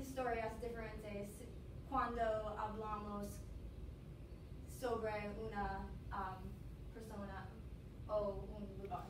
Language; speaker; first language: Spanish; non-native, learner; English